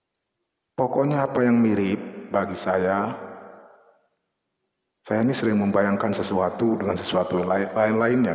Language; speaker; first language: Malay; non-native, local second language; Achinese